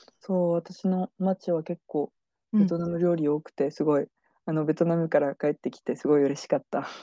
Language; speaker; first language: Japanese; non-native, fluent; French